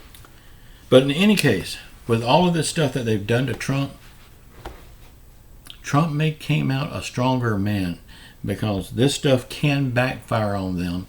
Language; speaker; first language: English; native; English